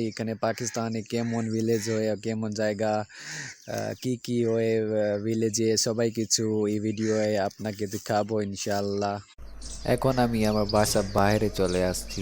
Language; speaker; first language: Bangla; non-native, learner; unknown